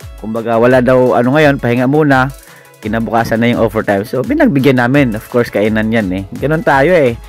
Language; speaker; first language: Filipino; non-native, local second language; Cebuano